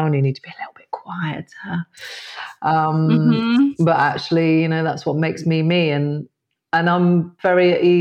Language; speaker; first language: English; native; English